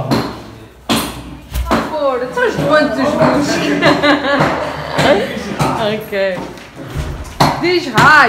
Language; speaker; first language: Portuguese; early bilingual, heritage; Portuguese